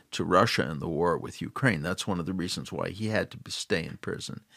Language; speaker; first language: English; native; English